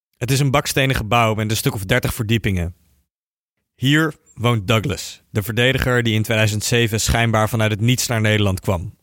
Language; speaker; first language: Dutch; native; Dutch